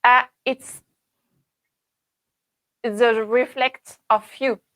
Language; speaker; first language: English; non-native, learner; French